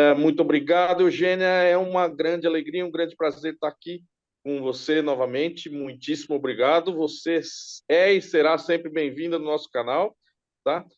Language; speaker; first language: Portuguese; native; Portuguese